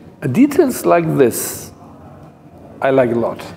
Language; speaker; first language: English; non-native, fluent; German